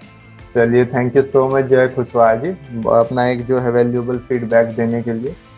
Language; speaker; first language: Hindi; native; Hindi